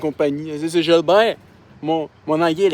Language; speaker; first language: French; native; French